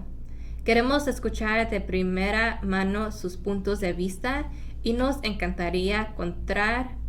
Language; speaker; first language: Spanish; early bilingual, heritage; Spanish